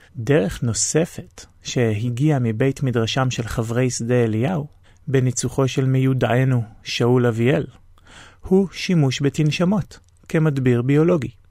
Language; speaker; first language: Hebrew; native; Hebrew